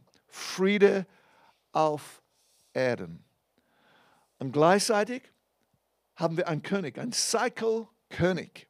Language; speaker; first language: German; non-native, fluent; English